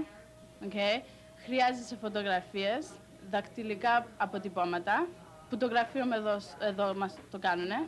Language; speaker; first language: Greek; early bilingual, heritage; Greek